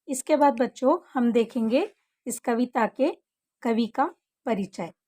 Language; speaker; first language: Hindi; non-native, local second language; Kannada